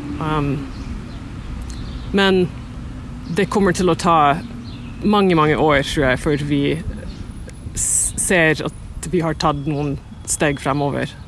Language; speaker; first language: Norwegian; non-native, fluent; English